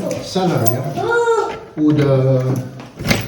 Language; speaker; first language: German; native; German